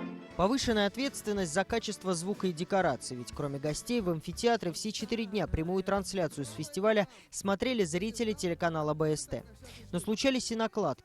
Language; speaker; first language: Russian; native; Russian